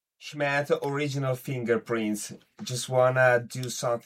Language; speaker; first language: English; non-native, learner; Italian